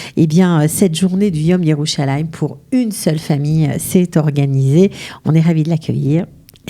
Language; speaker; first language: French; native; French